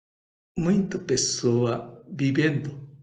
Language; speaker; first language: Portuguese; non-native, learner; Japanese